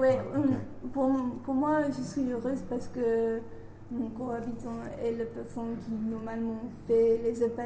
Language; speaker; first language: French; non-native, learner; English